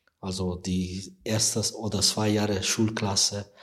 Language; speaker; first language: German; non-native, learner; Persian